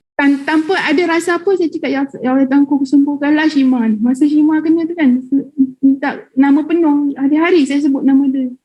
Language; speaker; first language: Malay; native; Malay